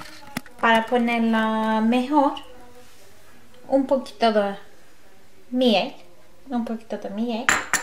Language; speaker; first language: Spanish; non-native, learner; Turkish